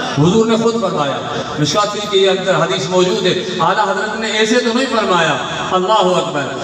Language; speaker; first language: Urdu; non-native, local second language; Sindhi